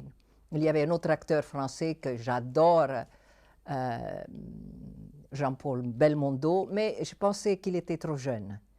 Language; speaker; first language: French; non-native, fluent; Italian